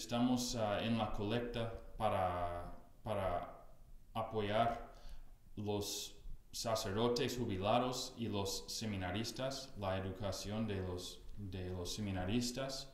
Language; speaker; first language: Spanish; non-native, fluent; English